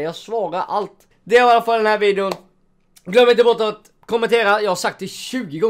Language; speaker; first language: Swedish; native; Swedish